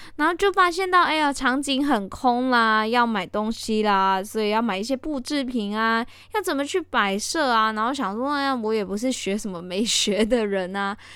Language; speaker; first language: Chinese; native; Chinese